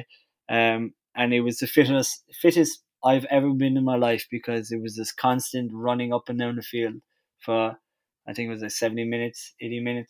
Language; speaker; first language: English; native; English